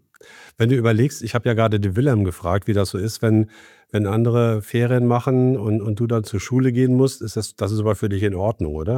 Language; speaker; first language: German; native; German